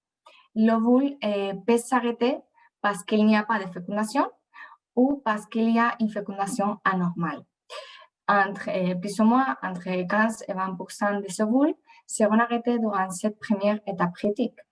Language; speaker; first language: French; non-native, fluent; Spanish